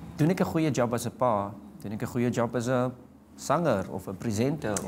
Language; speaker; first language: Afrikaans; native; Afrikaans